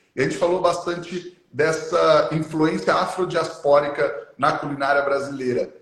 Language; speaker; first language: Portuguese; native; Portuguese